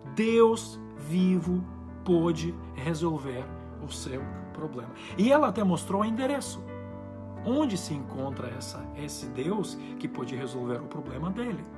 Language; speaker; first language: Portuguese; non-native, fluent; Ukrainian